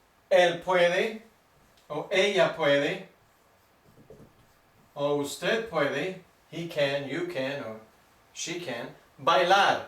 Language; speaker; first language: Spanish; non-native, fluent; English